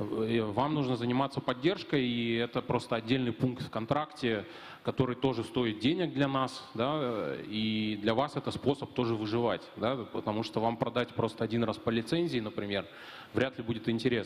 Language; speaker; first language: Russian; native; Russian